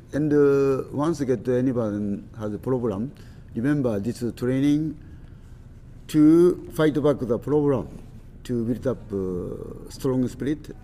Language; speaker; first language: English; non-native, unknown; Japanese